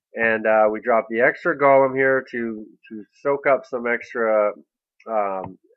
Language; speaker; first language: English; native; English